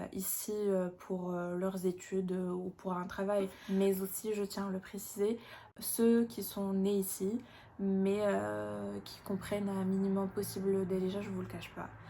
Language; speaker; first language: French; non-native, local second language; Arabic